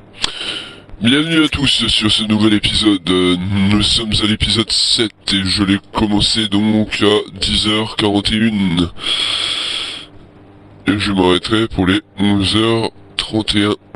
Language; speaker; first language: French; native; French